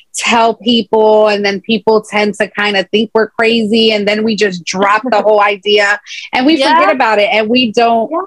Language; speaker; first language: English; native; English